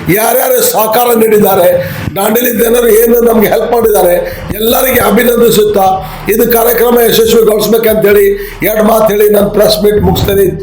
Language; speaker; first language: Kannada; non-native, local second language; Urdu